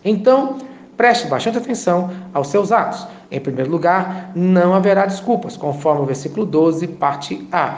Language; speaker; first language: Portuguese; native; Portuguese